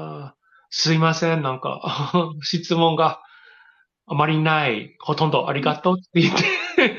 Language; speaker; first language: Japanese; non-native, learner; English